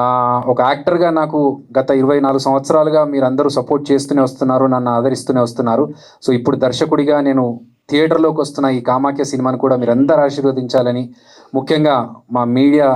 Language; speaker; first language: Telugu; native; Telugu